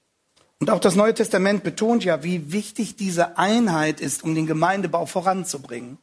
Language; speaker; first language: German; native; German